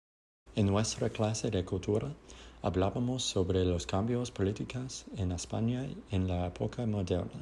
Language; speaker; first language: Spanish; non-native, learner; English